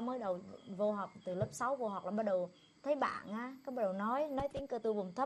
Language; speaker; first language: Vietnamese; non-native, local second language; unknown